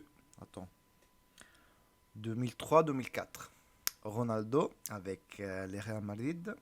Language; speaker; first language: French; non-native, learner; Italian